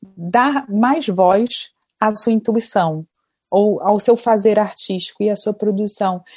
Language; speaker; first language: Portuguese; native; Portuguese